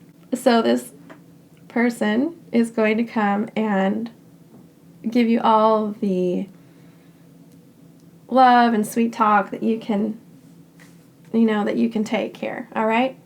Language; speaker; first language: English; native; English